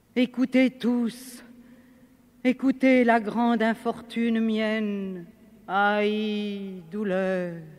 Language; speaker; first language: French; native; French